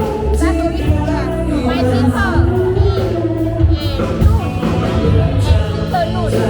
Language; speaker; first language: English; non-native, learner; Thai